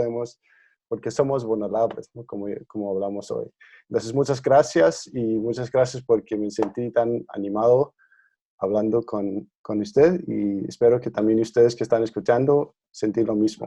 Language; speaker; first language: Spanish; non-native, fluent; Danish